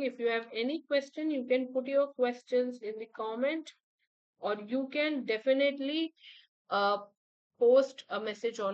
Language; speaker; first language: English; non-native, local second language; Hindi